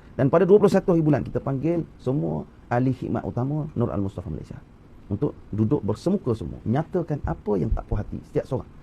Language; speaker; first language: Malay; native; Malay